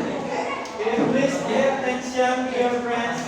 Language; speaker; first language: English; non-native, learner; Indonesian